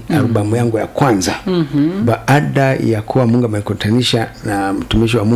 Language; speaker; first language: Swahili; native; Swahili